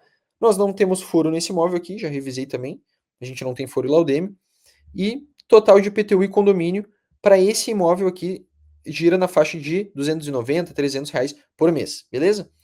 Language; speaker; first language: Portuguese; native; Portuguese